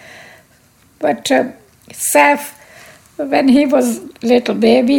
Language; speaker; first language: English; non-native, local second language; Punjabi